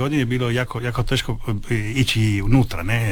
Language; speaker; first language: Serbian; early bilingual, heritage; Italian